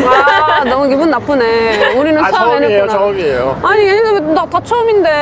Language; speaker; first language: Korean; early bilingual, heritage; Korean